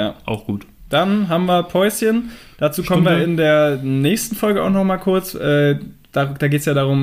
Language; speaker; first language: German; native; German